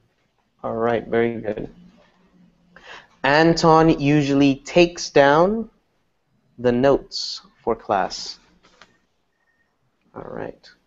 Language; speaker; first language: English; non-native, fluent; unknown